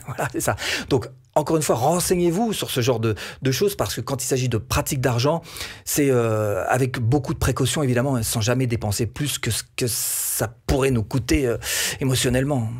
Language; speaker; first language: French; native; French